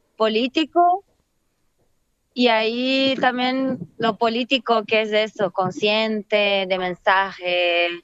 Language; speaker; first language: Spanish; non-native, fluent; Portuguese